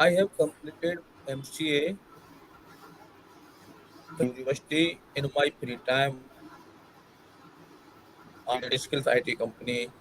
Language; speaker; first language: English; non-native, learner; Hindi